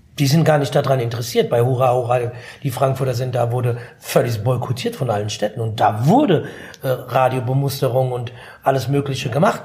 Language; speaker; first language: German; early bilingual, other home language; Arabic